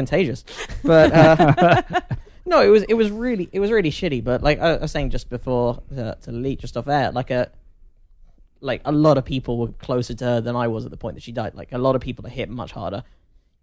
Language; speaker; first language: English; native; English